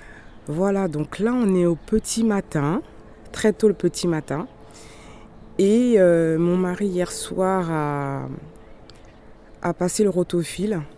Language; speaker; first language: French; native; French